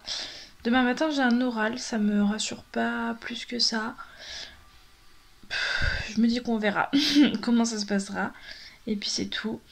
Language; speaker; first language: French; native; French